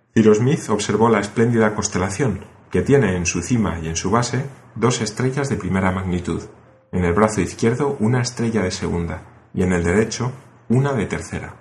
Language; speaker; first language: Spanish; native; Spanish